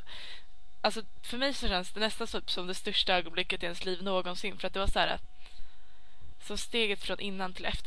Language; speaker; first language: Swedish; native; Swedish